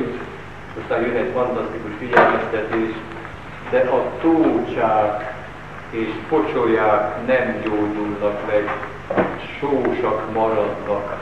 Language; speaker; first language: Hungarian; native; Hungarian